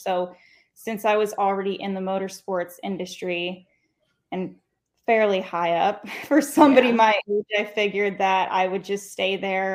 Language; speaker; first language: English; native; English